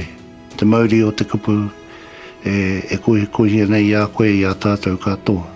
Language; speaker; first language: Māori; non-native, local second language; English